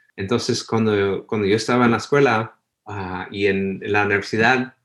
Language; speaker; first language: Spanish; early bilingual, heritage; Spanish